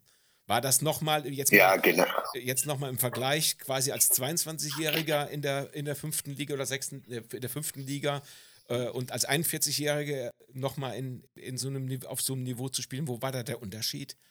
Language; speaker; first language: German; native; German